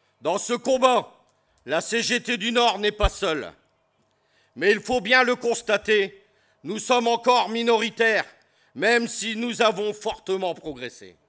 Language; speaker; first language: French; native; French